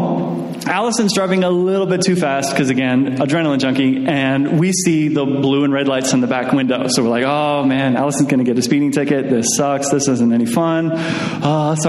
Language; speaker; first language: English; native; English